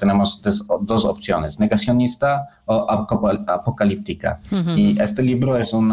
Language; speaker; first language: Spanish; non-native, fluent; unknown